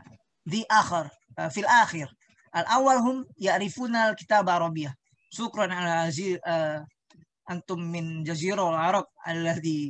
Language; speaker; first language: Arabic; non-native, learner; Indonesian